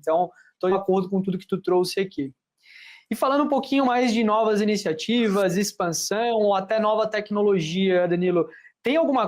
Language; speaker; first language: Portuguese; native; Portuguese